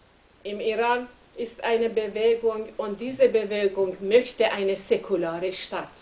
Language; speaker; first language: German; non-native, learner; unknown